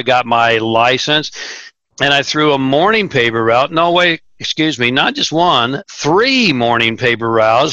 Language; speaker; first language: English; native; English